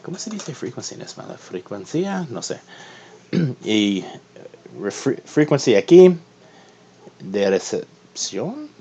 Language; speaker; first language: Spanish; non-native, learner; English